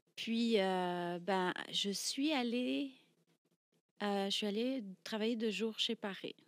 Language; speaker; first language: French; native; French